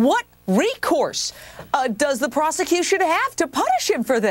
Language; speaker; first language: English; native; English